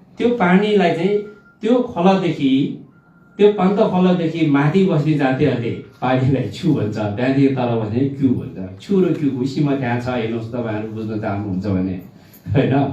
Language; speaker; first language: Nepali; non-native, local second language; Gurung